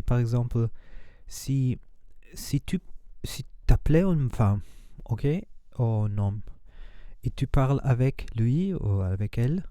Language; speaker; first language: French; non-native, learner; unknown